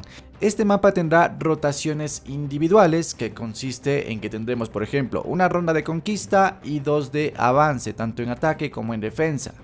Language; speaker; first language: Spanish; native; Spanish